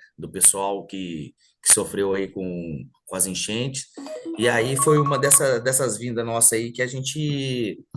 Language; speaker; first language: Portuguese; native; Portuguese